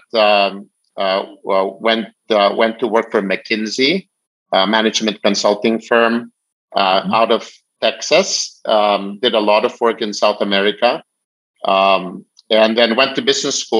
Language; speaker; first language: English; non-native, local second language; Filipino